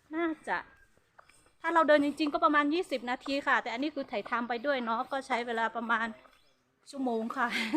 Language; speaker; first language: Thai; non-native, local second language; Hmong